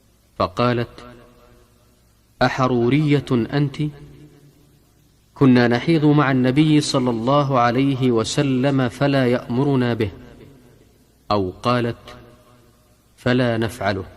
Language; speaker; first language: Arabic; native; Arabic